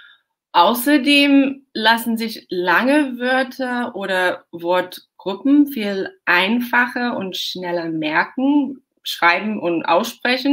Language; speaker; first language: German; non-native, fluent; English